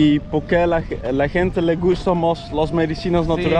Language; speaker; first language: Spanish; non-native, learner; Dutch